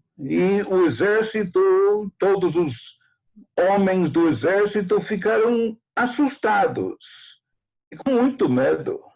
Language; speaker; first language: Portuguese; non-native, fluent; English